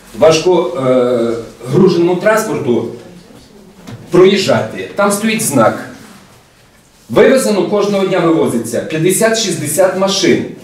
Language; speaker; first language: Ukrainian; native; Ukrainian